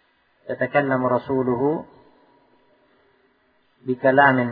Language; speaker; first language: Arabic; non-native, fluent; Indonesian